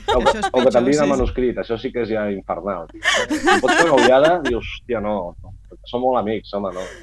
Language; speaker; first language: Catalan; non-native, local second language; Spanish